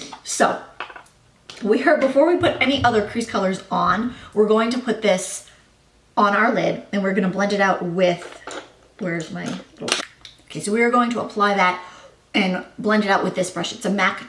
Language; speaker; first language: English; native; English